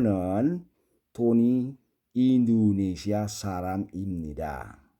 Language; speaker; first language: Korean; non-native, learner; Indonesian